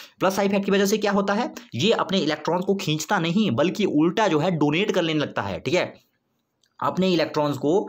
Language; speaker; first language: Hindi; native; Hindi